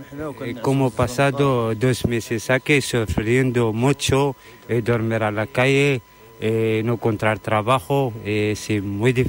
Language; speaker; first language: Spanish; non-native, learner; Arabic